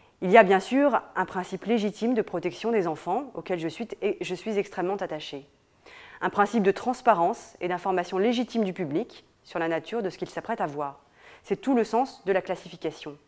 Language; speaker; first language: French; native; French